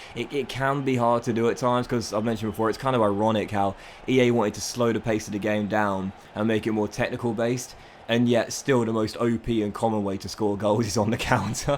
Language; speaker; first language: English; native; English